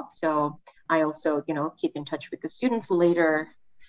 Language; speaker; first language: English; non-native, fluent; Korean